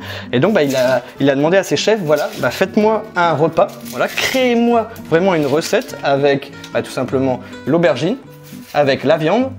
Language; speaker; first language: French; native; French